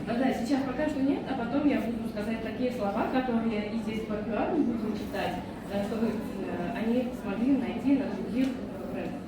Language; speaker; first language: Russian; non-native, fluent; Armenian